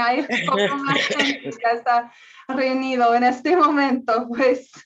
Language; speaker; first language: Spanish; non-native, learner; English